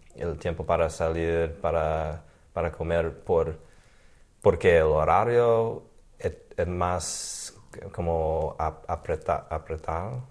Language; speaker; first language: Spanish; non-native, fluent; English